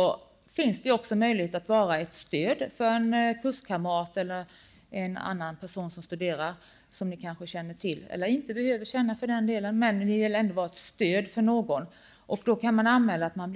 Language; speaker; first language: Swedish; native; Swedish